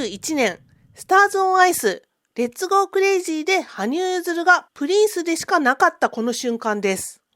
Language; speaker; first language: Japanese; native; Japanese